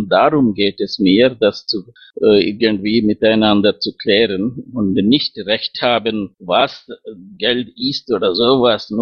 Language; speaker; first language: German; non-native, fluent; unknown